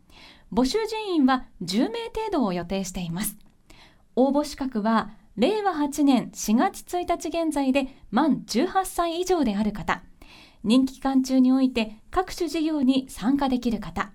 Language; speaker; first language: Japanese; native; Japanese